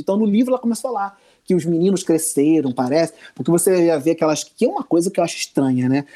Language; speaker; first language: Portuguese; native; Portuguese